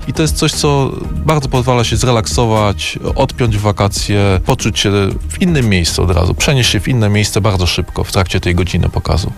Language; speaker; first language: Polish; native; Polish